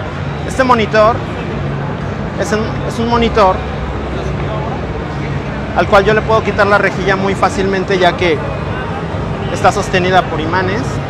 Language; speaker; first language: Spanish; native; Spanish